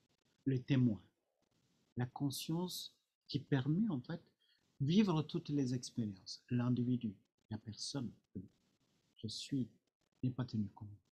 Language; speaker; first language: French; non-native, fluent; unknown